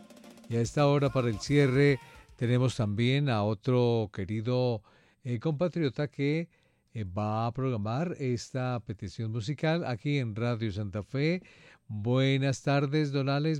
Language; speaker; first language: Spanish; native; Spanish